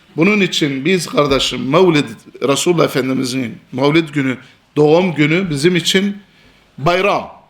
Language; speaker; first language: Turkish; non-native, fluent; Albanian